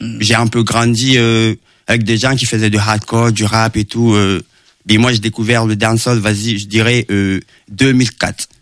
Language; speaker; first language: French; early bilingual, other home language; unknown